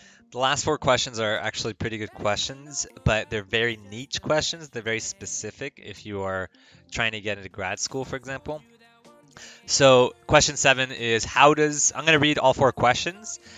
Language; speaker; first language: English; early bilingual, other home language; Spanish